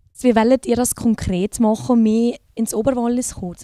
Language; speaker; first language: German; native; German